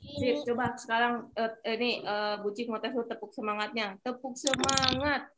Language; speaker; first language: Indonesian; native; Indonesian